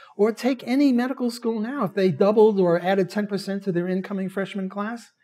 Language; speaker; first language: English; native; English